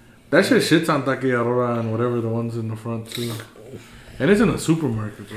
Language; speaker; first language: English; early bilingual, other home language; Spanish